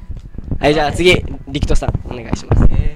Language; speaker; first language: Japanese; native; Japanese